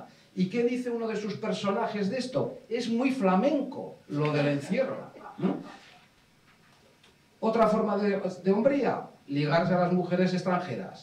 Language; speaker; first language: Spanish; native; Spanish